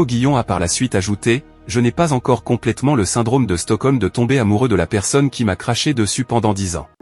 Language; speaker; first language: French; native; French